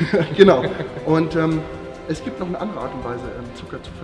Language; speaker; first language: German; native; German